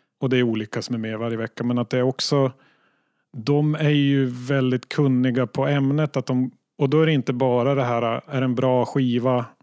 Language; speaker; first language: Swedish; native; Swedish